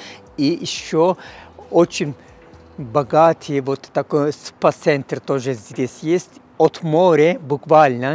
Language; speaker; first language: Russian; non-native, learner; Turkish